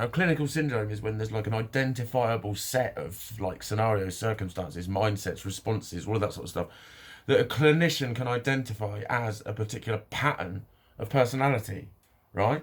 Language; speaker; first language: English; native; English